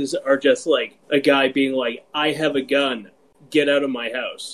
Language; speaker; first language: English; native; English